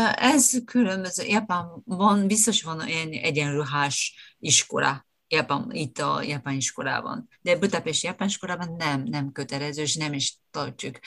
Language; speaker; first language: Hungarian; non-native, fluent; Japanese